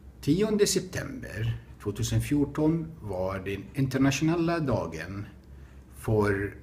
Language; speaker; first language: Swedish; non-native, fluent; Arabic